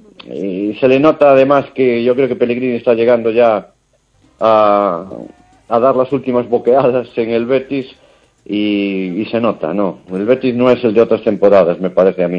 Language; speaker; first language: Spanish; native; Spanish